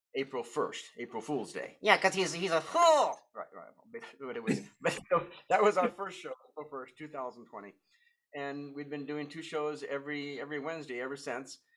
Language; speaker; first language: English; native; English